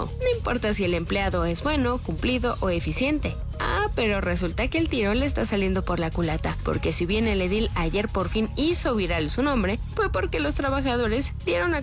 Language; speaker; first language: Spanish; native; Spanish